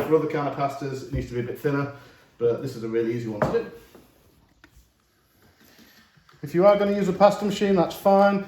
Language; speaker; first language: English; native; English